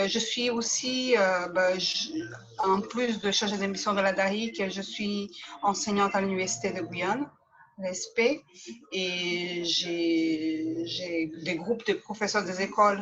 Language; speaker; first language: French; native; French